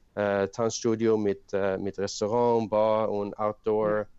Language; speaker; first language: German; non-native, learner; Swedish